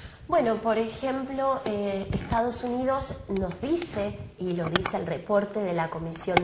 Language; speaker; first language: Spanish; native; Spanish